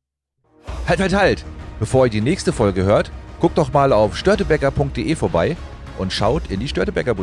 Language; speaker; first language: German; native; German